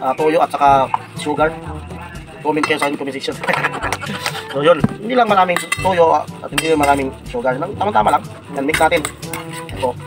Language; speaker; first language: Filipino; non-native, local second language; Cebuano